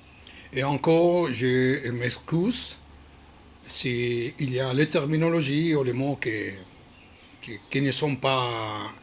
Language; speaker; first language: French; non-native, learner; Hebrew